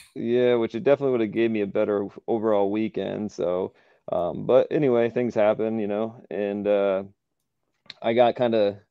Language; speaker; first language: English; native; English